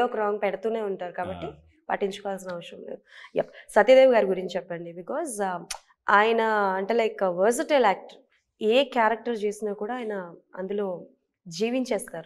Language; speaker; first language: Telugu; native; Telugu